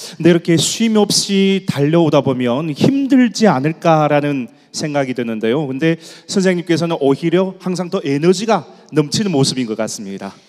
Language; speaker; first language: Korean; native; Korean